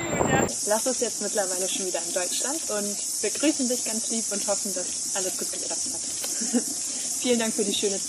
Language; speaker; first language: German; native; German